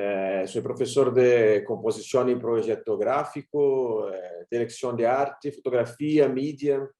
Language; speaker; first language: Spanish; non-native, learner; Portuguese